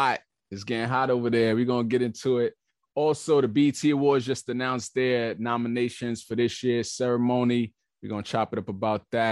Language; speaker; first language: English; native; English